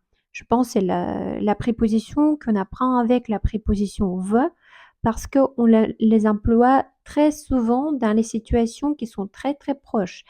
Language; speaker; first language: French; non-native, fluent; Russian